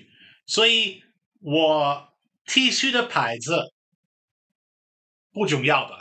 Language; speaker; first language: Chinese; non-native, fluent; Dutch